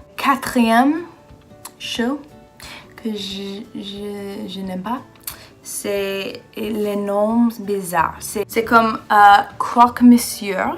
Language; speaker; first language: French; non-native, learner; English